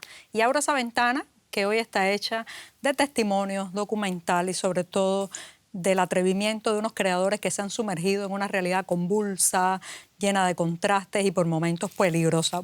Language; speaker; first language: Spanish; native; Spanish